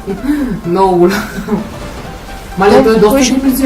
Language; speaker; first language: Bulgarian; native; Bulgarian